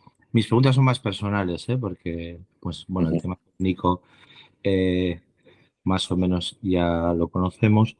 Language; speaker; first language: Spanish; native; Spanish